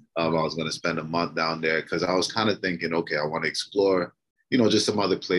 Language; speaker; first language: English; native; English